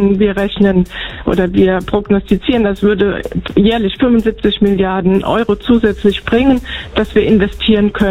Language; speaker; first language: German; native; German